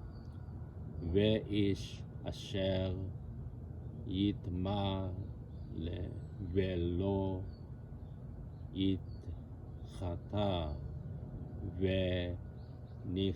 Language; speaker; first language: Hebrew; non-native, learner; Japanese